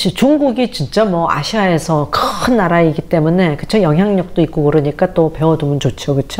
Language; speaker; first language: Korean; native; Korean